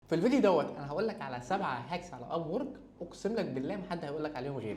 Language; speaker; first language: Arabic; native; Arabic